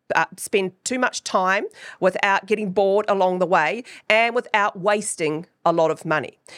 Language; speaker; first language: English; native; English